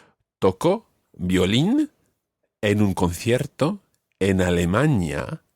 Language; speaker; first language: Spanish; non-native, fluent; English